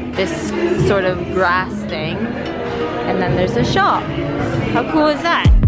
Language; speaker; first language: English; native; English